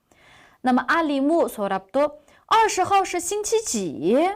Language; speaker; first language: Chinese; non-native, local second language; Uyghur